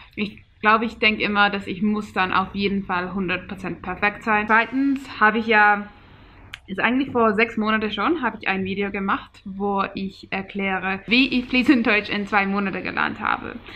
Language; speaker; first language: German; non-native, fluent; Finnish